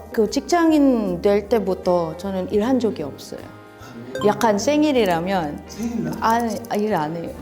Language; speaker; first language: Korean; non-native, fluent; Filipino